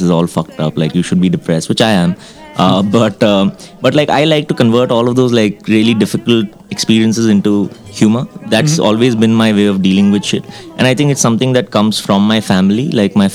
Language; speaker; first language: English; non-native, local second language; Hindi